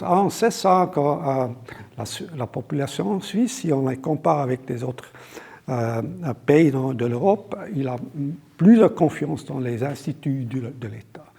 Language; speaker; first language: French; non-native, local second language; German